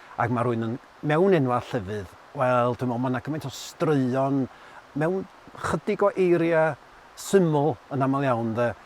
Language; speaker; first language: Welsh; native; Welsh